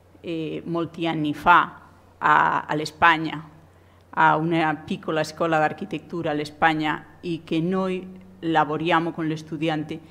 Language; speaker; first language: Italian; non-native, learner; Spanish